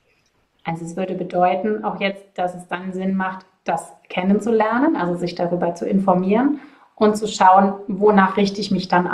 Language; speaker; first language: German; native; German